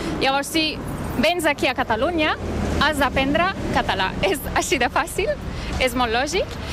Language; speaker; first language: Catalan; non-native, fluent; Turkish